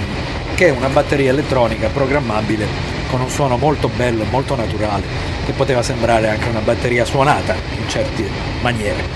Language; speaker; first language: Italian; native; Italian